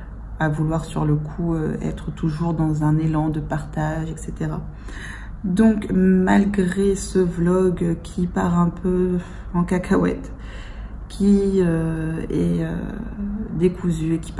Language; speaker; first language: French; native; French